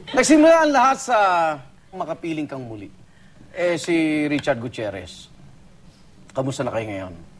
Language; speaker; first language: Filipino; native; Filipino